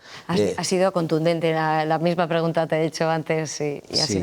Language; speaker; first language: Spanish; native; Spanish